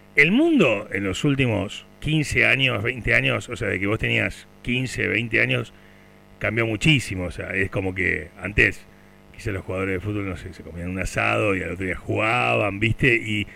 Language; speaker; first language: Spanish; native; Spanish